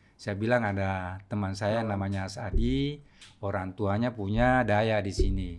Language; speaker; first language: Indonesian; non-native, local second language; Buginese